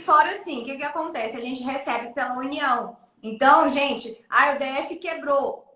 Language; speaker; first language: Portuguese; native; Portuguese